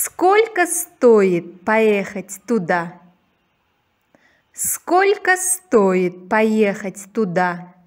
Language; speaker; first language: Russian; non-native, local second language; Uzbek